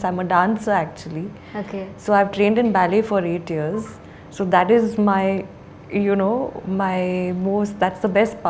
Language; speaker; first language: Tamil; non-native, local second language; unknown